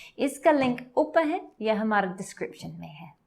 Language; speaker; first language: Hindi; non-native, learner; English